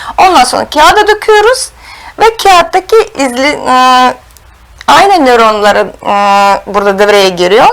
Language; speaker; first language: Turkish; non-native, fluent; Russian